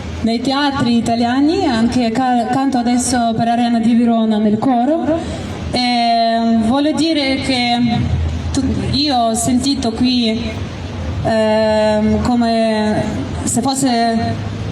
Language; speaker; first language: Italian; non-native, learner; Ukrainian